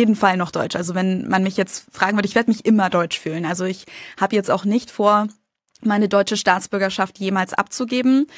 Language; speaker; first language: German; native; German